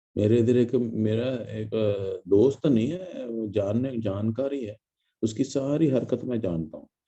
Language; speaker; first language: Hindi; non-native, local second language; Malayalam